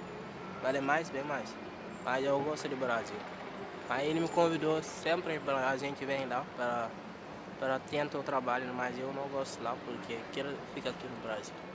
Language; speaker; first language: Portuguese; non-native, learner; Wolof